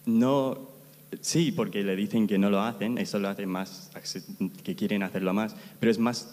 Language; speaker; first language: Spanish; non-native, fluent; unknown